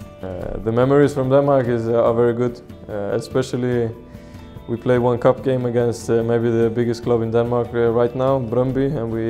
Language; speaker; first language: English; non-native, fluent; Swedish